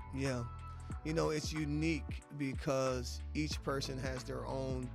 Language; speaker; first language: English; native; English